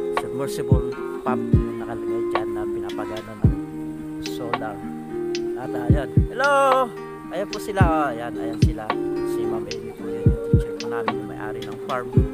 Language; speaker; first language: Filipino; non-native, local second language; Iloko